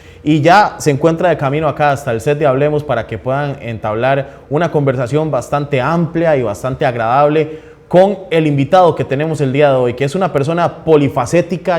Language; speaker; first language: Spanish; native; Spanish